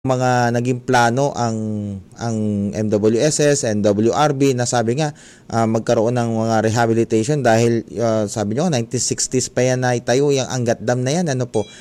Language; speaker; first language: Filipino; native; Filipino